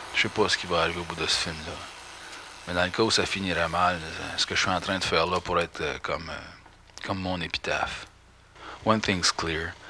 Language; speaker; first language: French; native; French